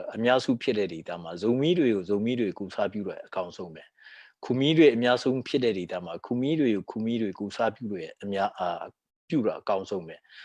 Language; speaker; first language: Burmese; non-native, local second language; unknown